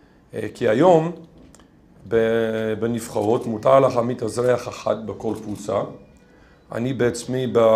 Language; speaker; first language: Hebrew; non-native, fluent; English